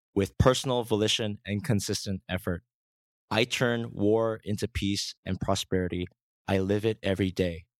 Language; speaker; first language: English; native; English